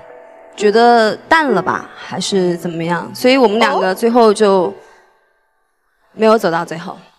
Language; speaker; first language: Chinese; native; Chinese